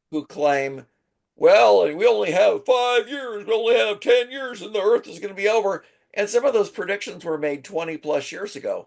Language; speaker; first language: English; native; English